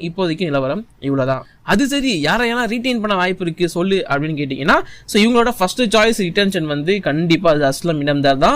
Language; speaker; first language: Tamil; native; Tamil